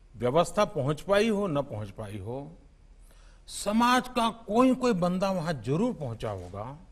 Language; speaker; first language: Hindi; non-native, local second language; Gujarati